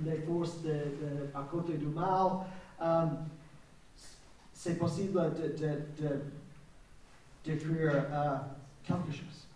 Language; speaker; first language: French; non-native, learner; English